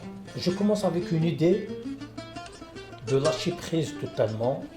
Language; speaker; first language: French; non-native, local second language; Kabyle